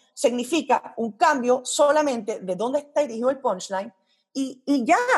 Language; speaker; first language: Spanish; early bilingual, heritage; Spanish